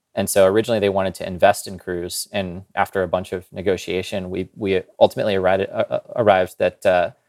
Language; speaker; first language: English; native; English